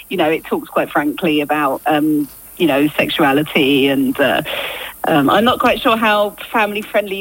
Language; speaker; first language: English; native; English